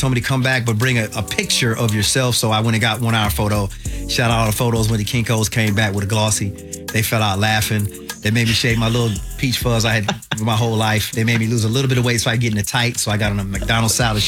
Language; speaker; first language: English; native; English